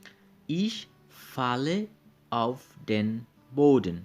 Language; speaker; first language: German; non-native, learner; Bangla